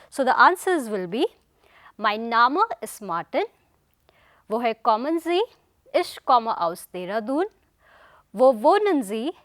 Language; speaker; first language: German; non-native, fluent; Hindi